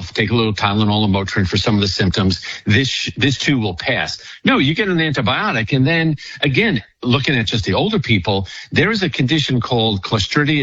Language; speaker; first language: English; native; English